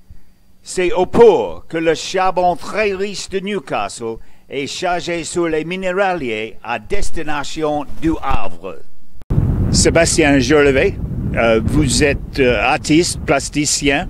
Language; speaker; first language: French; non-native, fluent; English